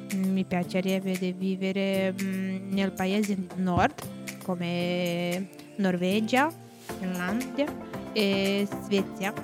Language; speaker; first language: Italian; non-native, learner; Romanian